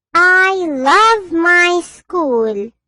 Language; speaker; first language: English; non-native, learner; Urdu